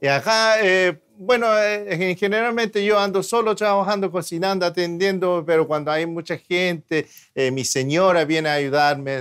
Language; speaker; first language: Spanish; early bilingual, heritage; Spanish